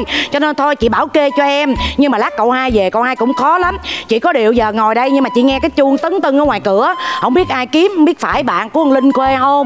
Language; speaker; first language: Vietnamese; native; Vietnamese